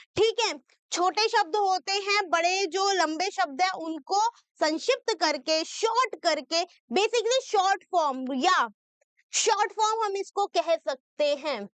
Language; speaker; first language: Hindi; native; Hindi